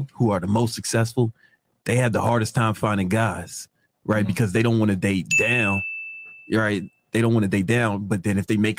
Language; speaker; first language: English; non-native, fluent; Italian